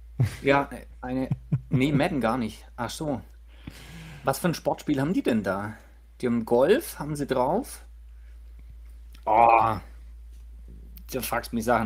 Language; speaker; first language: German; native; German